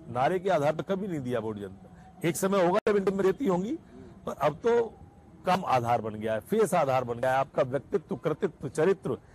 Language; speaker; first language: Hindi; native; Hindi